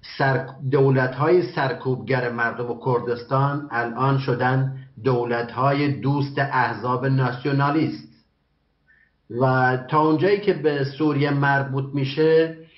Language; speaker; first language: Persian; non-native, local second language; Kurdish